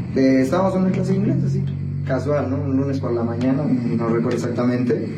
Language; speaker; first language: Spanish; native; Spanish